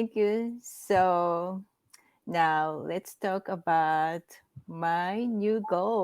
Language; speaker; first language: English; non-native, learner; Japanese